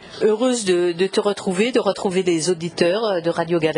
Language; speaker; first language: French; native; French